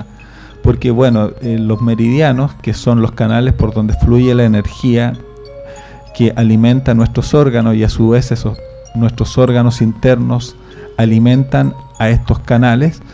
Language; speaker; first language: Spanish; native; Spanish